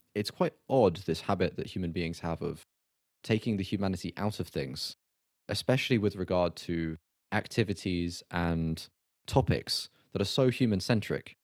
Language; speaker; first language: English; native; English